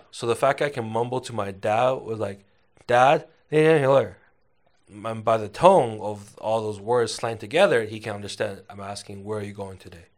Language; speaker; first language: English; early bilingual, other home language; Chinese